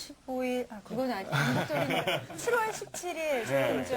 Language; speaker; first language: Korean; native; Korean